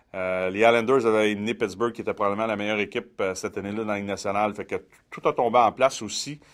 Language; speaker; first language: French; native; French